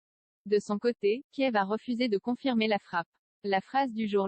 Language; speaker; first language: French; native; French